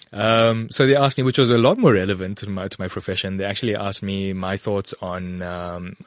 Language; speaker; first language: English; native; English